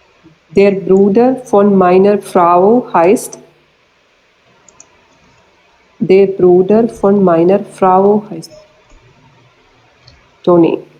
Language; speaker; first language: German; non-native, learner; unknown